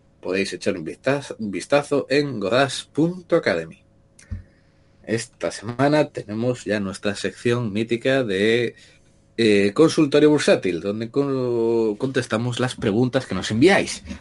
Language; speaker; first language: Spanish; native; Spanish